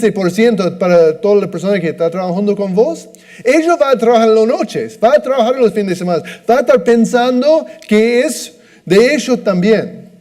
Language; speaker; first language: Spanish; non-native, fluent; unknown